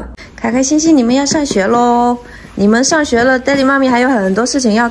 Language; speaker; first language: Chinese; native; Chinese